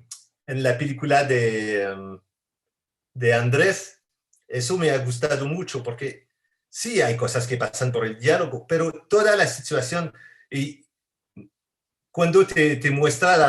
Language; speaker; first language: Spanish; non-native, fluent; French